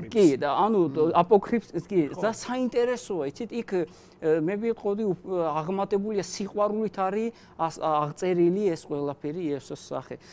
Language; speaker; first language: Georgian; non-native, local second language; Azerbaijani